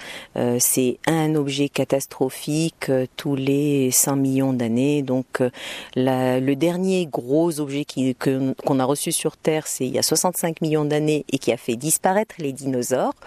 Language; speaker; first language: French; non-native, local second language; Arabic